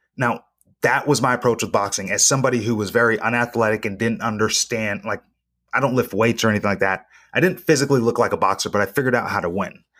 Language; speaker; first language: English; native; English